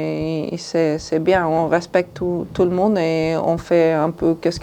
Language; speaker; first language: French; non-native, fluent; Spanish